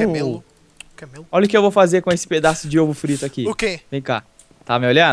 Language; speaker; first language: Portuguese; native; Portuguese